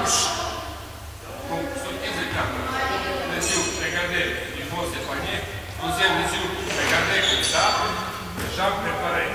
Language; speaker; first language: French; non-native, learner; Serbian